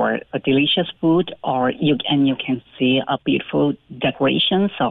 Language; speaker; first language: English; non-native, fluent; Chinese